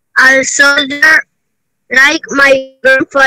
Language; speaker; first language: English; non-native, learner; Spanish